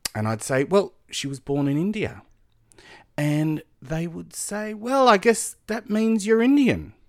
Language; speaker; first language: English; native; English